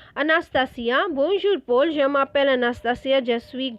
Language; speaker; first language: French; non-native, fluent; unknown